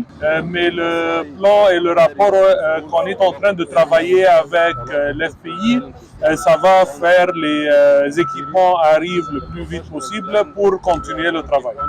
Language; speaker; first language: French; non-native, learner; Arabic